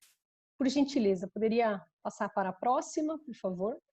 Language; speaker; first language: Portuguese; native; Portuguese